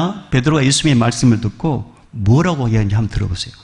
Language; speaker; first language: Korean; native; Korean